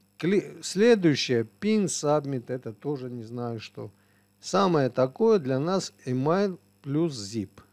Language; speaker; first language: Russian; non-native, local second language; Armenian